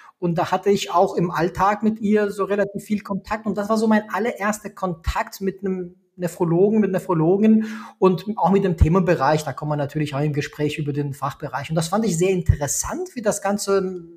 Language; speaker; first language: German; non-native, fluent; Albanian